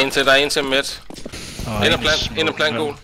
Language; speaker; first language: Danish; native; Danish